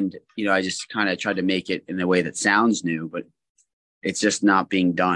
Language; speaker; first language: English; native; English